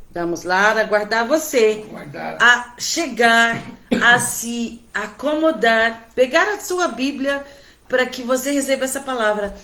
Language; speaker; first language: Portuguese; non-native, learner; Spanish